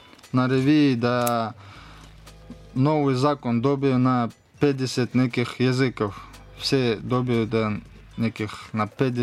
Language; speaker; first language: Slovenian; non-native, learner; Russian